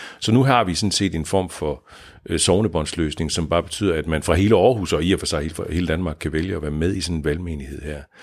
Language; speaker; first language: Danish; native; Danish